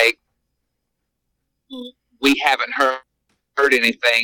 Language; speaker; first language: English; native; English